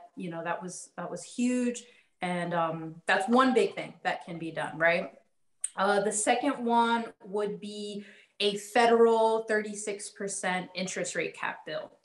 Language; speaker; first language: English; native; English